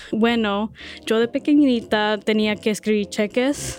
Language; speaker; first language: Spanish; early bilingual, heritage; Spanish